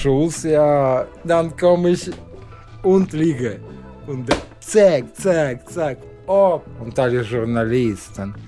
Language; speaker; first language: German; non-native, learner; Russian